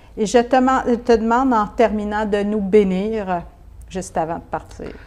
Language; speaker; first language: French; native; French